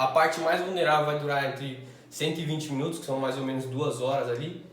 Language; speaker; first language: Portuguese; native; Portuguese